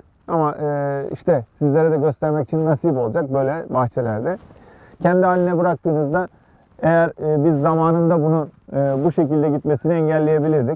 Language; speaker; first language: Turkish; native; Turkish